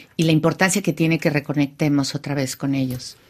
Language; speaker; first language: Spanish; native; Spanish